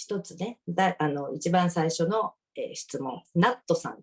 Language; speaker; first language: Japanese; native; Japanese